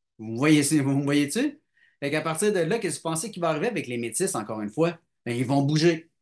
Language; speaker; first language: French; native; French